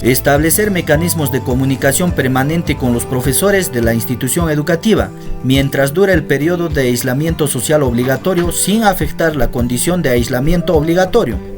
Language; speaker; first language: Spanish; native; Spanish